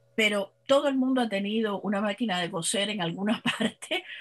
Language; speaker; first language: Spanish; native; Spanish